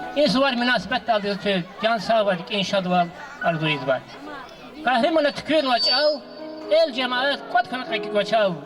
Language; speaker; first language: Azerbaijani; non-native, local second language; Lezghian